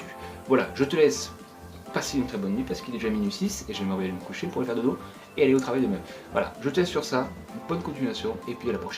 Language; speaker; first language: French; native; French